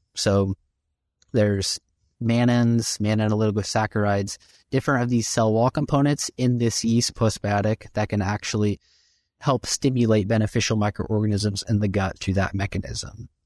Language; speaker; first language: English; native; English